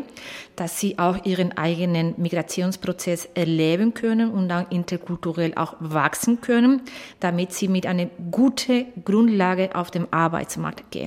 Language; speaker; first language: German; non-native, fluent; Spanish